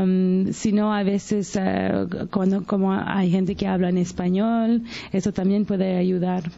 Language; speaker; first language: Spanish; early bilingual, heritage; Spanish